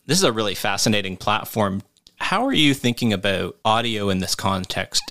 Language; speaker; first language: English; native; English